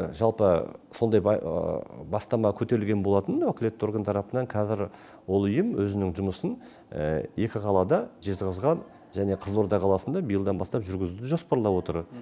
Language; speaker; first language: Kazakh; native; Kazakh